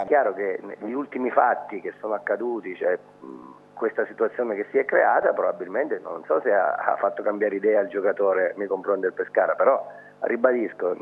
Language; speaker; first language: Italian; native; Italian